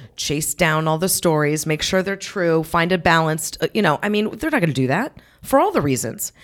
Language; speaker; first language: English; native; English